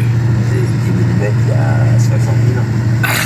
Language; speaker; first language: French; native; French